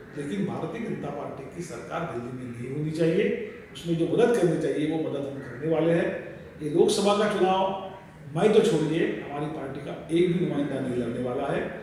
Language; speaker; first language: Hindi; non-native, local second language; Marathi